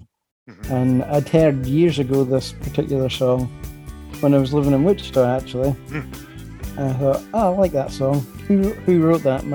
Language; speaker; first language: English; native; English